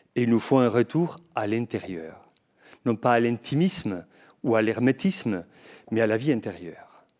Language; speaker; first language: French; non-native, fluent; Spanish